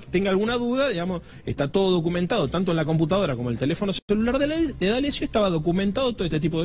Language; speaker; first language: Spanish; native; Spanish